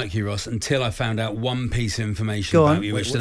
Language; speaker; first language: English; native; English